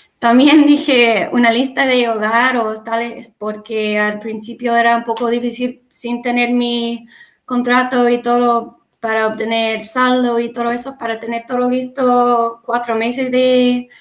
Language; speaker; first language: Spanish; non-native, learner; English